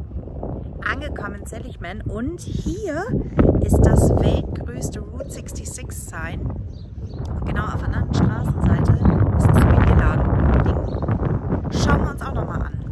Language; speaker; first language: German; native; German